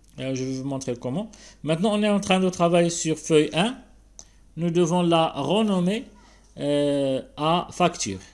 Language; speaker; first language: French; non-native, local second language; Arabic